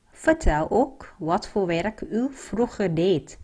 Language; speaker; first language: Dutch; non-native, fluent; Vietnamese